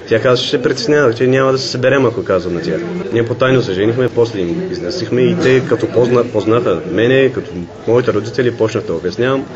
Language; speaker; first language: Bulgarian; non-native, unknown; Turkish